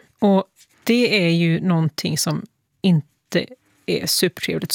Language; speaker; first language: Swedish; native; Swedish